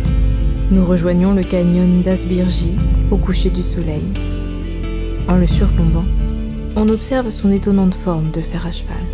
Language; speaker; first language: French; native; French